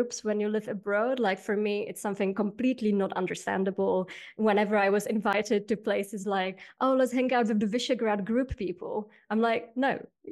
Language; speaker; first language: English; non-native, fluent; Czech